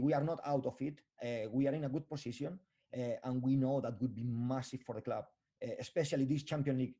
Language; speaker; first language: English; non-native, fluent; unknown